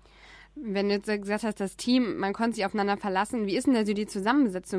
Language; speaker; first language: German; native; German